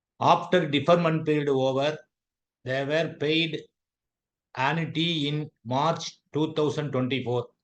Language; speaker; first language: English; non-native, local second language; Tamil